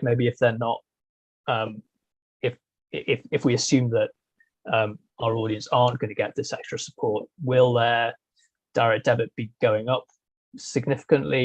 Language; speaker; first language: English; native; English